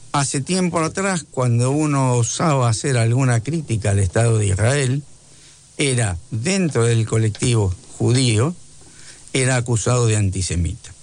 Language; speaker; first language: Spanish; native; Spanish